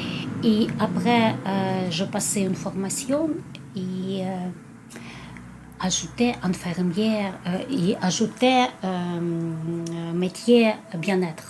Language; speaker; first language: French; non-native, learner; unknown